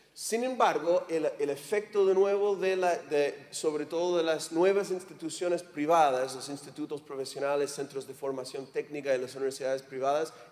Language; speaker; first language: Spanish; non-native, fluent; English